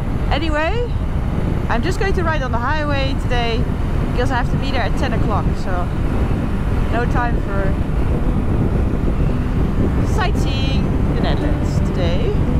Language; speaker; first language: English; non-native, fluent; Dutch